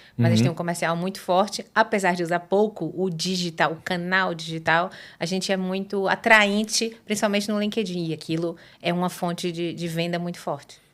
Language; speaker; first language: Portuguese; native; Portuguese